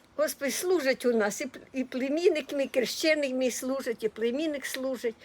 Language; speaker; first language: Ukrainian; native; Ukrainian